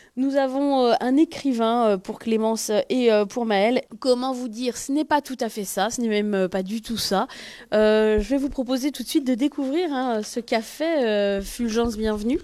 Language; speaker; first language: French; native; French